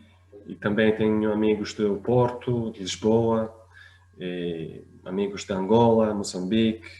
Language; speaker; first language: Portuguese; non-native, fluent; French